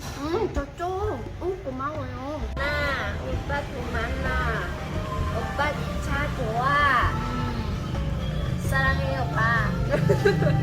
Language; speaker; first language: Korean; non-native, learner; Vietnamese